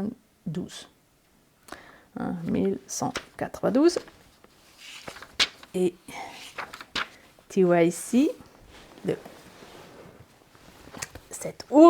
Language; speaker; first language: French; non-native, learner; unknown